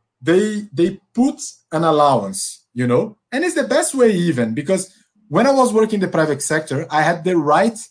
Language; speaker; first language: English; non-native, fluent; Portuguese